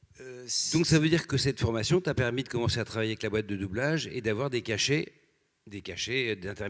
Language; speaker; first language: French; native; French